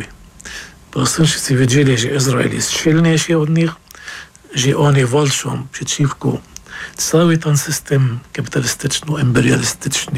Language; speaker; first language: Polish; non-native, fluent; Arabic